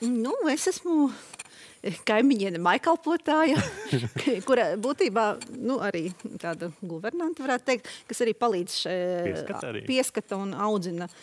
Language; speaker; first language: Latvian; native; Latvian